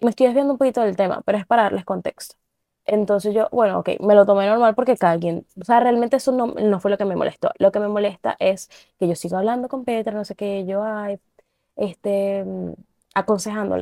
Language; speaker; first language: Spanish; native; Spanish